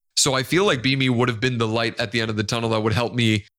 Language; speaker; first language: English; non-native, fluent; Spanish